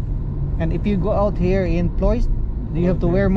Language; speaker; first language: English; non-native, local second language; Filipino